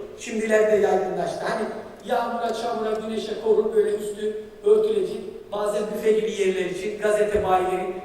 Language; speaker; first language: Turkish; native; Turkish